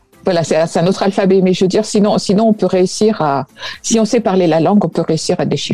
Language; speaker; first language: French; native; French